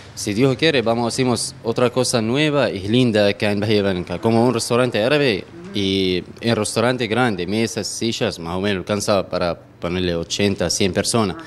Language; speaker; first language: Spanish; non-native, fluent; Arabic